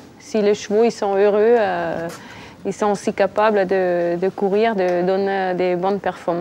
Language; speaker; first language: French; non-native, local second language; German